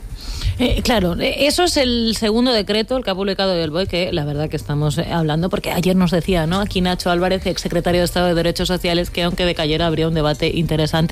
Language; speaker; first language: Spanish; native; Spanish